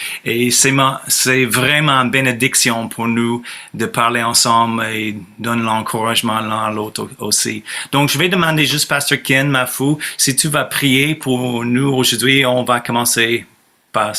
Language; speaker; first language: French; non-native, fluent; English